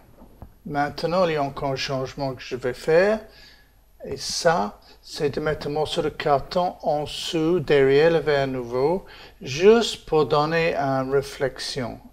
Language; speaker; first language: French; non-native, fluent; English